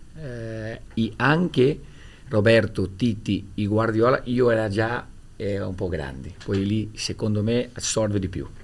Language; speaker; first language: Italian; non-native, fluent; Portuguese